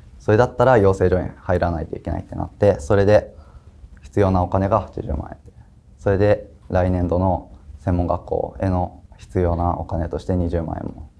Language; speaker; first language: Japanese; native; Japanese